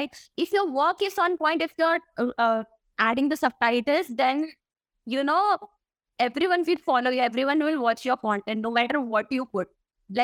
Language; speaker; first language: English; non-native, local second language; Malayalam